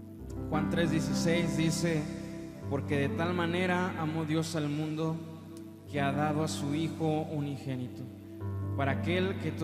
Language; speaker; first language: Spanish; native; Spanish